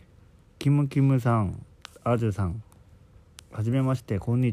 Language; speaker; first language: Japanese; non-native, local second language; Korean